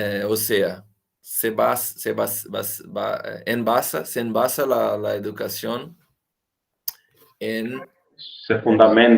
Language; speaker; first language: Spanish; non-native, fluent; Portuguese